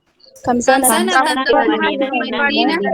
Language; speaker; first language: Arabic; non-native, learner; Indonesian